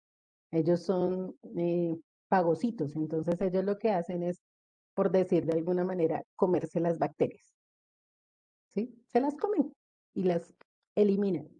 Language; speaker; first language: Spanish; native; Spanish